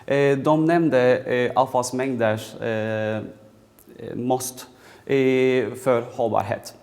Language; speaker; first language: Swedish; non-native, fluent; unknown